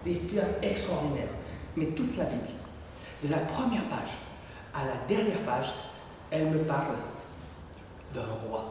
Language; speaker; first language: French; native; French